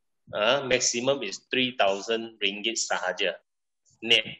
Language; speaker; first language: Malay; non-native, local second language; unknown